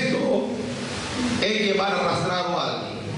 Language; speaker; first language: Spanish; native; Spanish